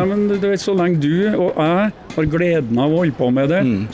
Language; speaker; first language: Norwegian; native; Norwegian